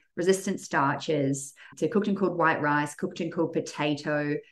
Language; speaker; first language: English; native; English